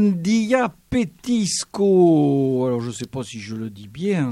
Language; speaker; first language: French; native; French